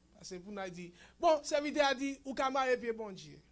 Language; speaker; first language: French; native; French